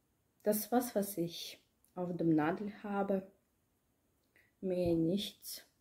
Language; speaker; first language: German; non-native, learner; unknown